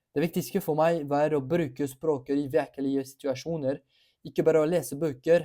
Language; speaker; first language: Norwegian; non-native, fluent; French